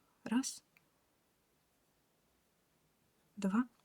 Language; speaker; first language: Russian; native; Russian